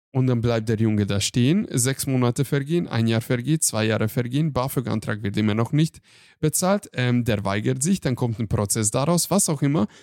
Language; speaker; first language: German; non-native, fluent; Hungarian